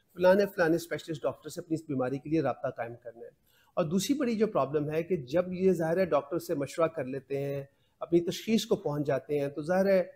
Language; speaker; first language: Urdu; non-native, local second language; Punjabi